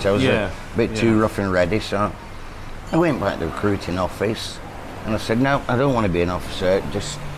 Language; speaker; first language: English; native; English